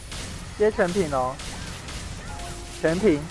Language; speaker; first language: Chinese; native; Chinese